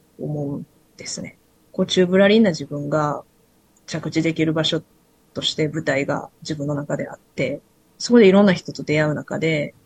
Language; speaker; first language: Japanese; native; Japanese